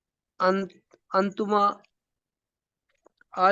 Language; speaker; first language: Arabic; non-native, learner; Urdu